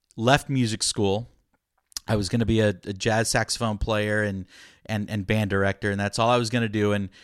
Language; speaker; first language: English; early bilingual, other home language; Spanish